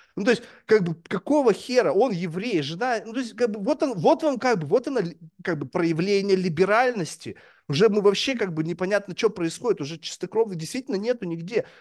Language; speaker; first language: Russian; native; Russian